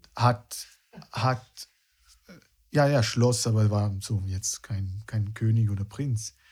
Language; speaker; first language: German; non-native, fluent; Italian